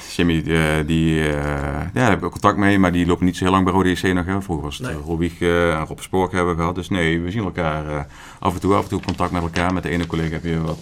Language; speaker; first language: Dutch; native; Dutch